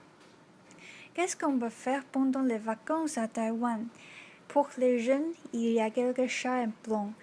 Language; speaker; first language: French; non-native, learner; Chinese